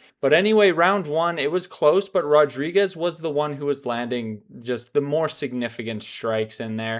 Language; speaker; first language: English; native; English